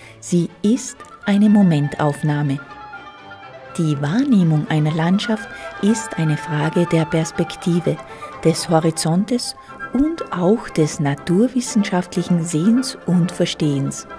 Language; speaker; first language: German; native; German